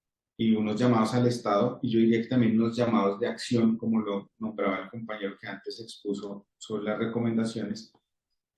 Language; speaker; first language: Spanish; native; Spanish